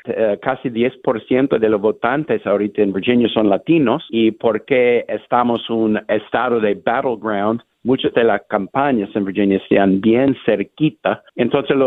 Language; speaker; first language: Spanish; non-native, fluent; English